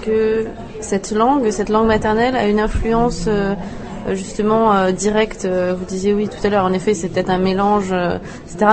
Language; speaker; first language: French; non-native, fluent; Czech